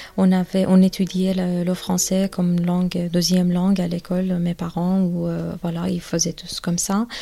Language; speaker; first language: French; non-native, fluent; Persian